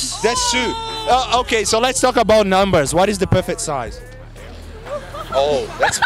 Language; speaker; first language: English; non-native, fluent; Portuguese